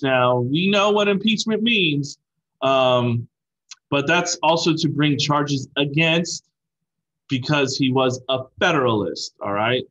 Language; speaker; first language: English; native; English